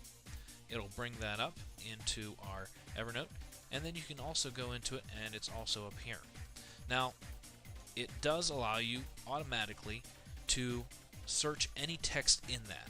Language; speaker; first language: English; native; English